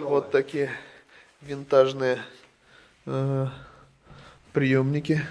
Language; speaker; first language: Russian; non-native, local second language; Tatar